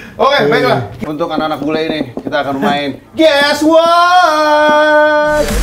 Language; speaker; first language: Indonesian; native; Indonesian